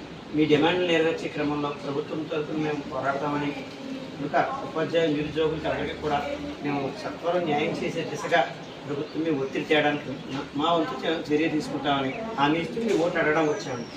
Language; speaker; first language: Telugu; native; Telugu